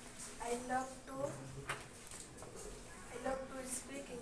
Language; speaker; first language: English; non-native, learner; Hindi